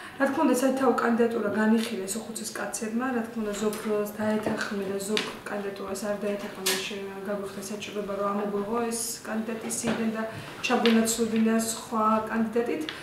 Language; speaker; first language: Georgian; non-native, local second language; Chechen